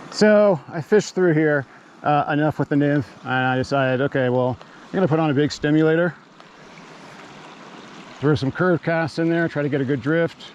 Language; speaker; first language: English; native; English